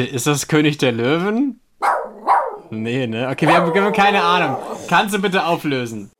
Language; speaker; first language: German; native; German